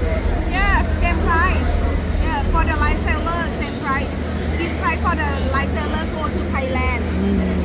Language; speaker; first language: English; non-native, learner; Thai